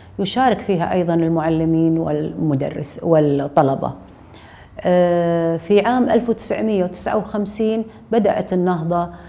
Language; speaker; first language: Arabic; native; Arabic